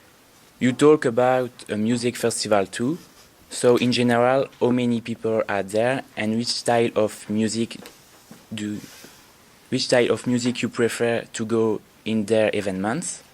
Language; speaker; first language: English; non-native, learner; French